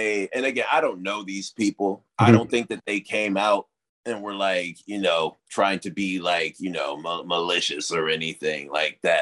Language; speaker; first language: English; native; English